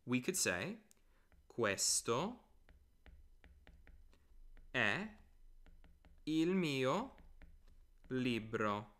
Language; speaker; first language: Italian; non-native, fluent; English